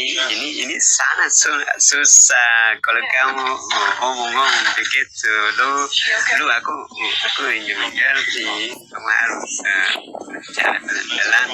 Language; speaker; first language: Indonesian; non-native, learner; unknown